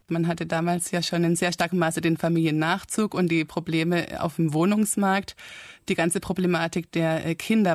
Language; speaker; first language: German; native; German